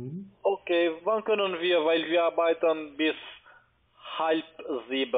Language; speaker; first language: German; non-native, learner; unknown